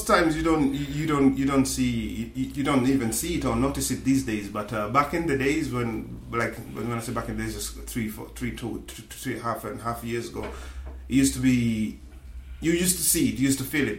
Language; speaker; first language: English; non-native, local second language; Swahili